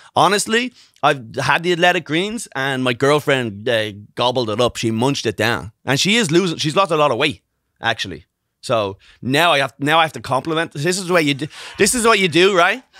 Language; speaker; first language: English; native; English